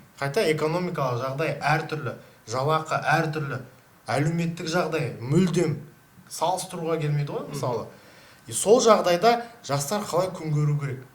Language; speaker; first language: Kazakh; native; Kazakh